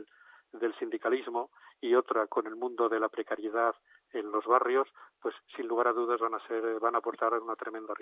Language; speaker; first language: Spanish; native; Spanish